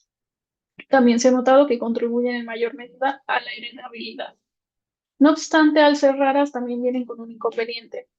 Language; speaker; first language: Spanish; native; Spanish